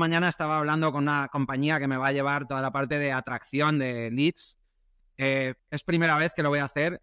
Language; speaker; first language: Spanish; native; Spanish